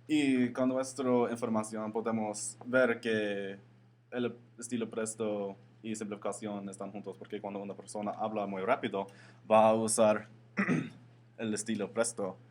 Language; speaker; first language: Spanish; non-native, learner; English